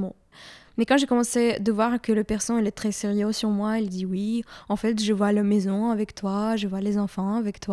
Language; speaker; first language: French; non-native, fluent; Ukrainian